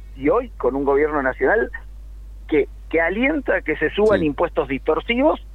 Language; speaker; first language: Spanish; native; Spanish